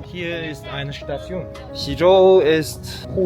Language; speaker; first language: German; non-native, learner; Chinese